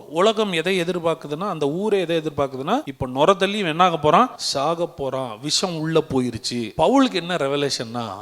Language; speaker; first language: Tamil; native; Tamil